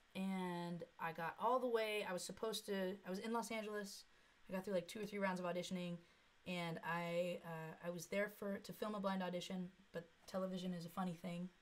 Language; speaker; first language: English; native; English